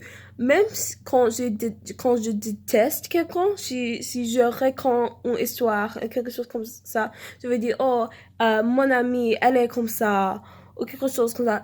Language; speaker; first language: French; non-native, learner; English